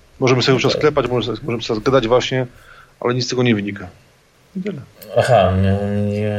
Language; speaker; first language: Polish; native; Polish